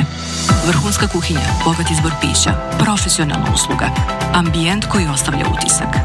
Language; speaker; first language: Serbian; native; Serbian